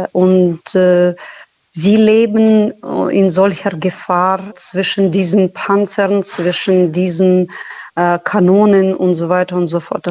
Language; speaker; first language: German; non-native, fluent; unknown